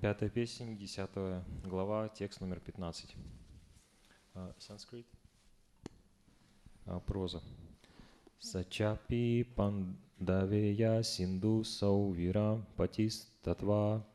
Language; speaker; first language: Russian; native; Russian